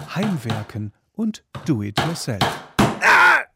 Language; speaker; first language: German; native; German